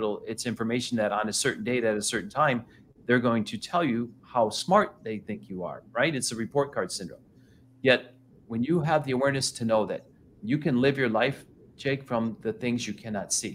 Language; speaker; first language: English; native; English